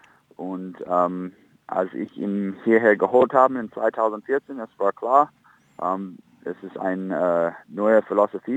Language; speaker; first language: German; non-native, fluent; English